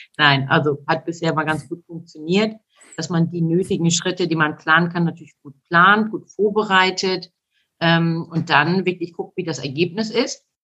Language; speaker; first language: German; early bilingual, other home language; Turkish